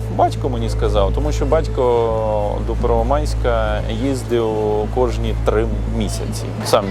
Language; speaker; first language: Ukrainian; native; Ukrainian